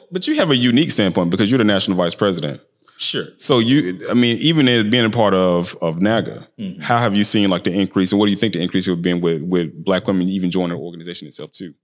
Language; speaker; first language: English; native; English